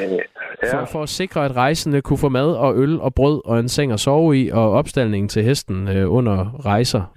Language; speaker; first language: Danish; native; Danish